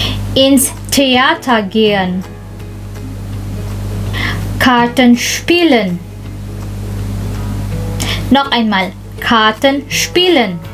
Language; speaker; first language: German; non-native, local second language; Filipino